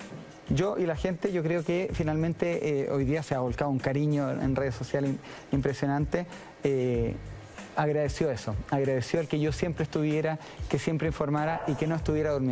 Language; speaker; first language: Spanish; native; Spanish